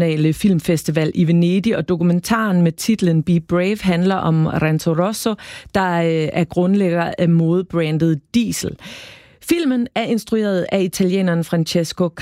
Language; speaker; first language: Danish; native; Danish